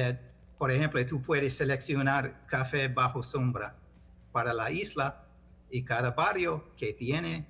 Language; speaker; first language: Spanish; non-native, fluent; English